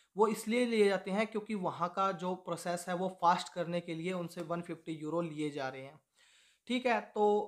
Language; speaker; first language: Hindi; native; Hindi